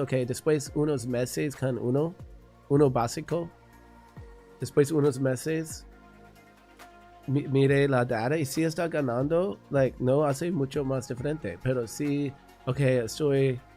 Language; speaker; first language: Spanish; non-native, learner; English